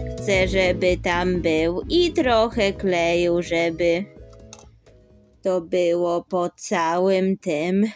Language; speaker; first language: Polish; early bilingual, heritage; Polish